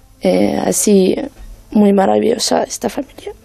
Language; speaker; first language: Spanish; non-native, learner; Ukrainian